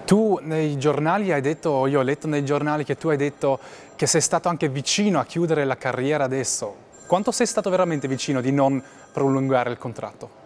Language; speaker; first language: Italian; non-native, local second language; German